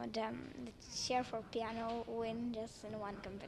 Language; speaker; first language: English; non-native, learner; Czech